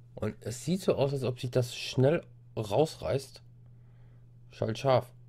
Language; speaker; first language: German; non-native, fluent; English